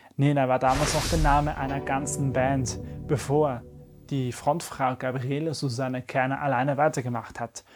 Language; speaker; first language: German; native; German